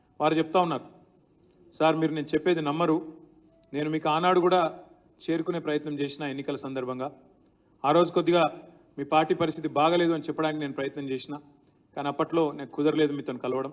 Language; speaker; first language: Telugu; native; Telugu